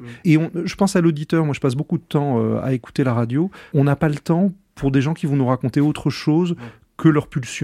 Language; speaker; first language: French; native; French